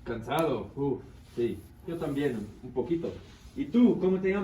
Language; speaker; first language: Spanish; non-native, fluent; English